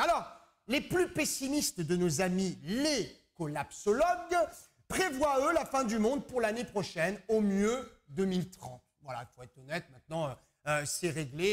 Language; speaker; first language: French; native; French